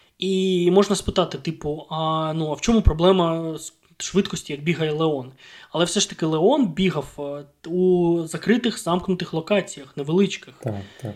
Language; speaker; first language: Ukrainian; non-native, local second language; Russian